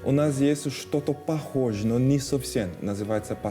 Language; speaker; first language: Russian; non-native, fluent; Portuguese